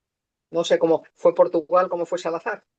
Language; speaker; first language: Spanish; native; Spanish